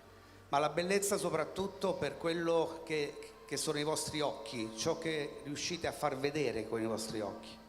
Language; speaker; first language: Italian; native; Italian